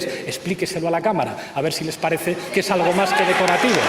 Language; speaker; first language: Spanish; native; Spanish